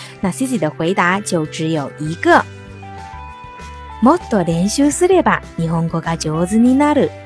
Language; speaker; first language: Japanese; non-native, fluent; Chinese